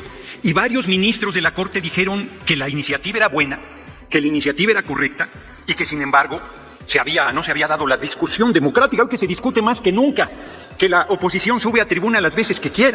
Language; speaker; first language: Spanish; native; Spanish